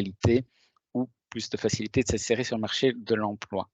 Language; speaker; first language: French; native; French